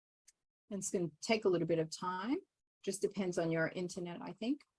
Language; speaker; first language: English; native; English